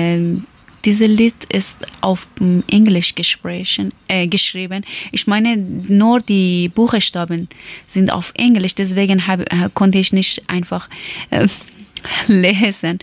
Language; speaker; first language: German; non-native, learner; Persian